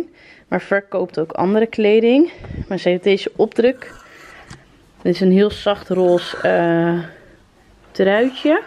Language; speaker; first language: Dutch; native; Dutch